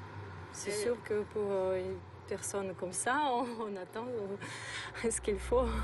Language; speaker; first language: French; non-native, fluent; Russian